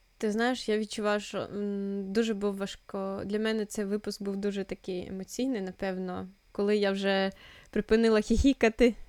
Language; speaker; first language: Ukrainian; non-native, local second language; Russian